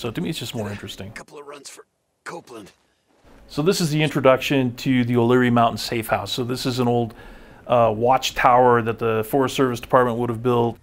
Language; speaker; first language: English; native; English